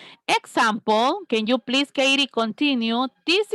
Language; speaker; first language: English; non-native, fluent; Spanish